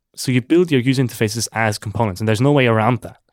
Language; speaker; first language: English; non-native, fluent; German